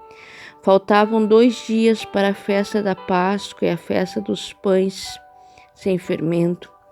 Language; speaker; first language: Portuguese; native; Portuguese